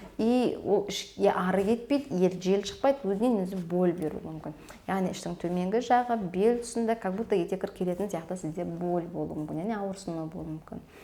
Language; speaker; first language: Kazakh; native; Kazakh